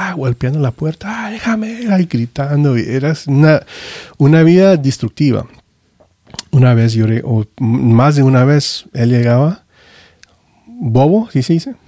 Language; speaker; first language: Spanish; early bilingual, heritage; Spanish